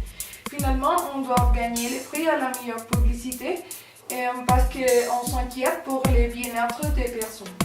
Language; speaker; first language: French; non-native, learner; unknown